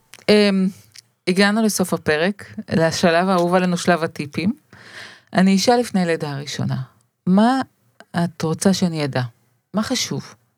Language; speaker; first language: Hebrew; native; Hebrew